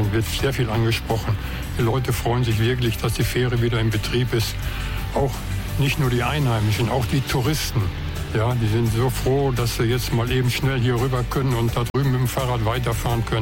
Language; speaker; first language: German; native; German